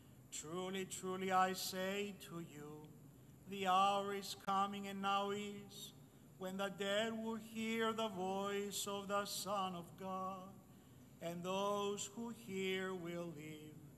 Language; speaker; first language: English; native; English